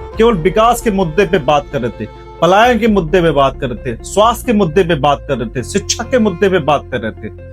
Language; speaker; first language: Hindi; native; Hindi